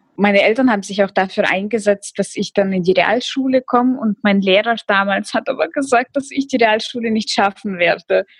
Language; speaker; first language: German; early bilingual, other home language; Russian